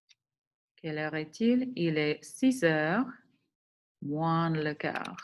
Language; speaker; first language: French; non-native, fluent; English